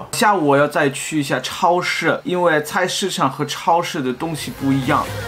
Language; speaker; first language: Chinese; non-native, fluent; German